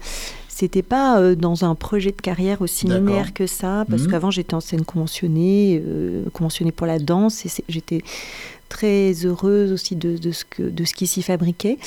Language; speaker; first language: French; native; French